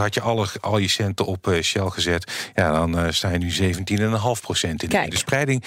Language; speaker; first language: Dutch; native; Dutch